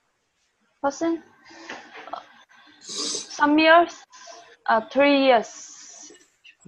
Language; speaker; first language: English; non-native, learner; Vietnamese